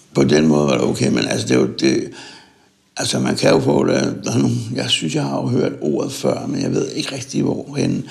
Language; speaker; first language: Danish; native; Danish